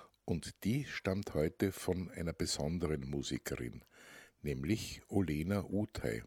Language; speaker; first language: German; native; German